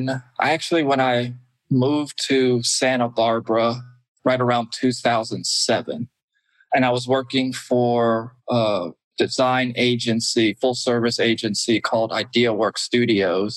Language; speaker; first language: English; native; English